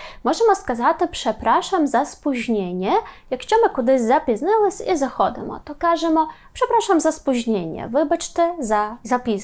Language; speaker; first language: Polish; non-native, fluent; Ukrainian